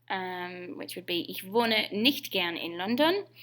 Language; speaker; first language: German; non-native, fluent; English